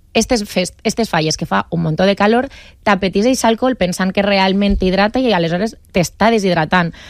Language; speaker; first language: Catalan; native; Catalan